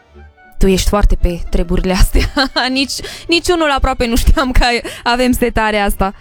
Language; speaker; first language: Romanian; native; Romanian